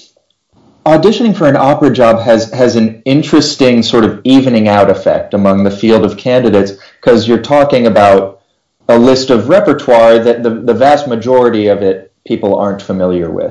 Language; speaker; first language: English; native; English